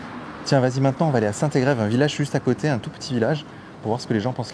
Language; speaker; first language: French; native; French